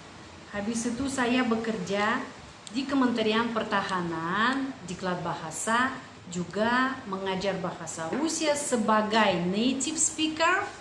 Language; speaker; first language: Indonesian; non-native, fluent; Russian